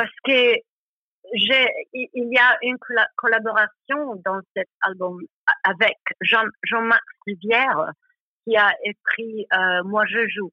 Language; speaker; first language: French; non-native, learner; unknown